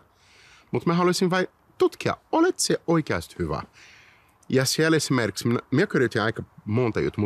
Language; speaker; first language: Finnish; non-native, fluent; Portuguese